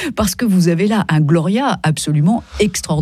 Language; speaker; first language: French; native; French